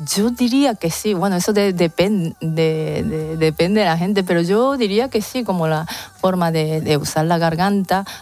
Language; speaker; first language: Spanish; non-native, fluent; Japanese